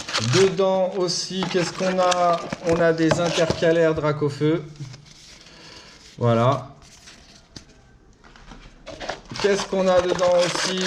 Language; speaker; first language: French; native; French